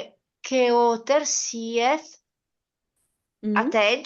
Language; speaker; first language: Italian; native; Italian